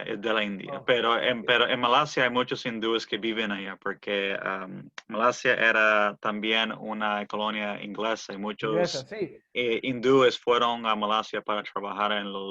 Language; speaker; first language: Spanish; early bilingual, heritage; English